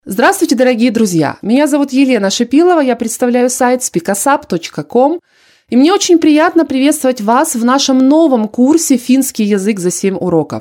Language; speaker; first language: Russian; native; Russian